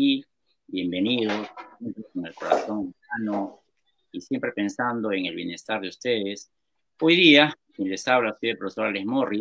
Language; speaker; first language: Spanish; native; Spanish